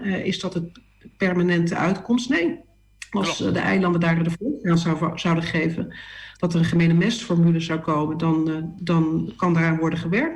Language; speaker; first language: Dutch; native; Dutch